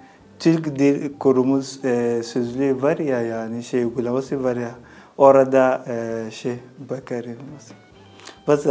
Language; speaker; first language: Turkish; non-native, fluent; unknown